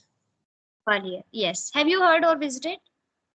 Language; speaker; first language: English; non-native, fluent; Hindi